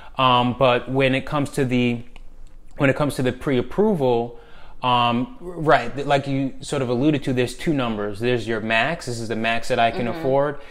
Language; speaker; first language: English; native; English